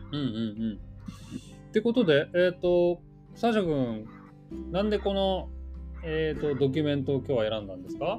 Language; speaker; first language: Japanese; native; Japanese